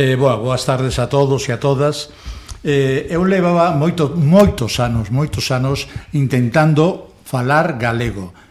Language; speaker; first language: Galician; non-native, local second language; Spanish